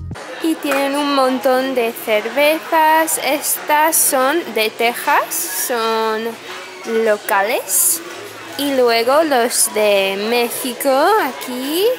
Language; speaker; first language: Spanish; non-native, fluent; English